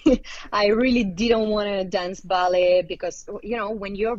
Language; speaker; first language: English; non-native, fluent; Uzbek